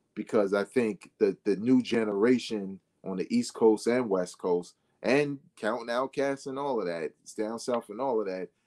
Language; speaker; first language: English; native; English